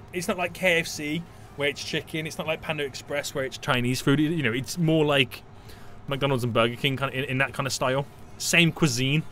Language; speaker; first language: English; native; English